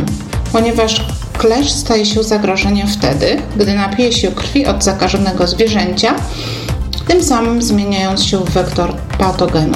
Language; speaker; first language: Polish; native; Polish